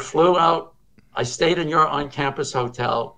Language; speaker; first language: English; native; English